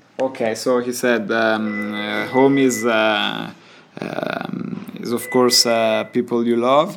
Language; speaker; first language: English; non-native, learner; Italian